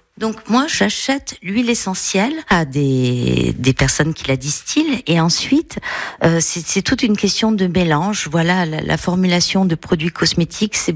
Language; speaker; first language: French; native; French